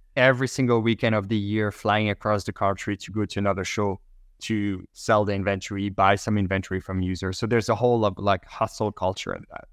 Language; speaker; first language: English; non-native, fluent; French